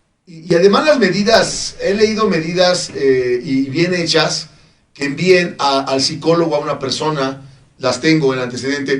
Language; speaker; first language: Spanish; native; Spanish